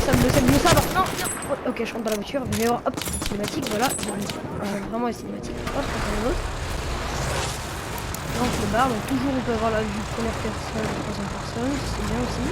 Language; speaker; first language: French; native; French